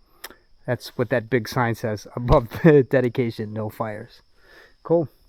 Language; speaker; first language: English; native; English